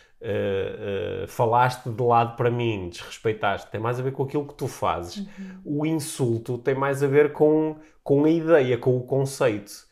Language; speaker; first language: Portuguese; native; Portuguese